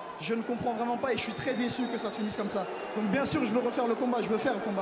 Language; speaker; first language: French; native; French